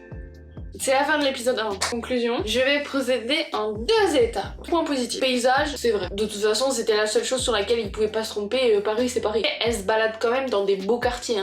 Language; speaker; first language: French; native; French